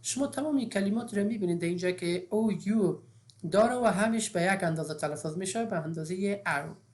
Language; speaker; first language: Persian; native; Persian